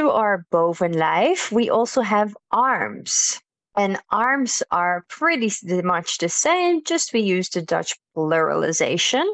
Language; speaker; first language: English; non-native, fluent; Dutch